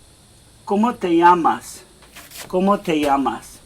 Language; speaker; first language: Spanish; non-native, fluent; English